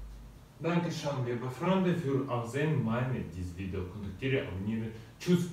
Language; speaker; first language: German; non-native, learner; Russian